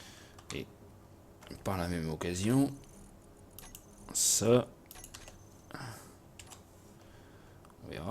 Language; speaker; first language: French; native; French